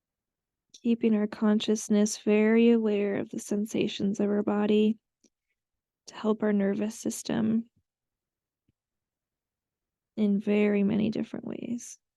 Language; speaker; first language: English; native; English